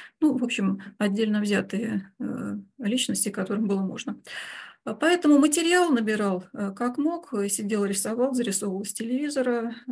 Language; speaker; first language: Russian; native; Russian